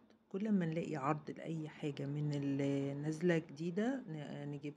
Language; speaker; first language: Arabic; native; Arabic